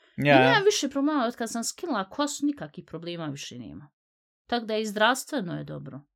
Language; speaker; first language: Bosnian; early bilingual, heritage; Bosnian